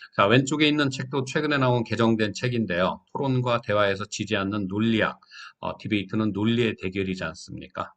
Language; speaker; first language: Korean; native; Korean